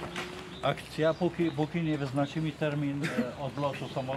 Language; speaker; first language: Polish; non-native, fluent; Arabic